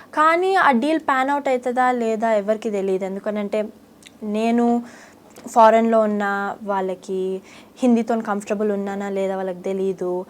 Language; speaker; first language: Telugu; early bilingual, heritage; Telugu